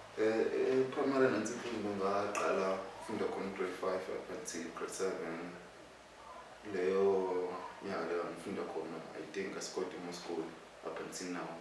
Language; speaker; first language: Zulu; native; Zulu